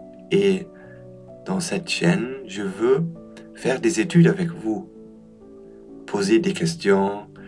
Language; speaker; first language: French; non-native, learner; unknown